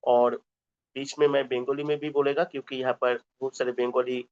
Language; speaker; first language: Hindi; non-native, local second language; Bangla